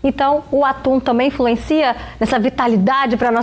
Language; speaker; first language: Portuguese; native; Portuguese